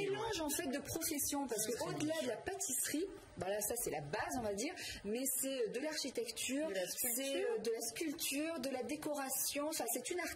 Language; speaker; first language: French; native; French